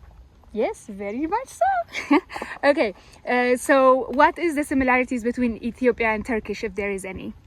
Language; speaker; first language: English; non-native, local second language; Amharic